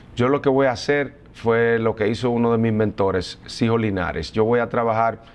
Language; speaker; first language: Spanish; native; Spanish